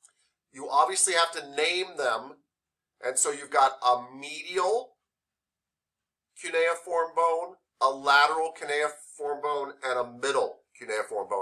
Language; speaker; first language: English; native; English